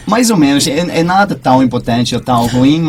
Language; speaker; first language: Portuguese; non-native, fluent; English